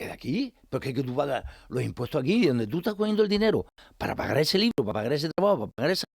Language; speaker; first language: Spanish; native; Spanish